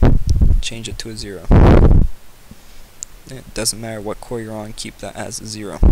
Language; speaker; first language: English; native; English